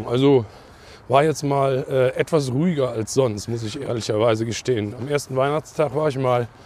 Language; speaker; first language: German; native; German